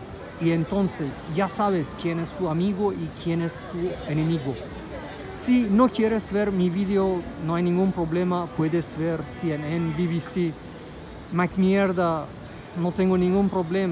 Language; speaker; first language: Spanish; non-native, fluent; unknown